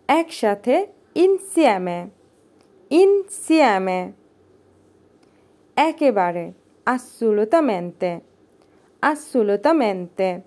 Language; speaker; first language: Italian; non-native, learner; Bangla